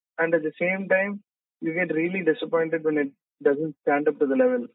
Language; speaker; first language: English; non-native, local second language; Tamil